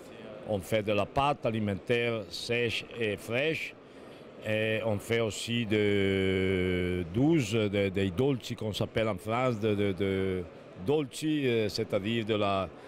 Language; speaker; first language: French; non-native, fluent; Italian